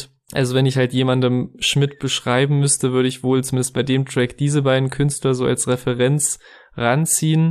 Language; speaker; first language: German; native; German